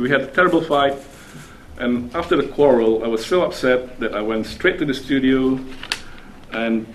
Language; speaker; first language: English; non-native, local second language; Malay